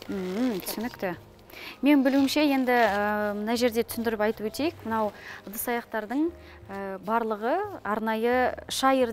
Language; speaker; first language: Kazakh; native; Kazakh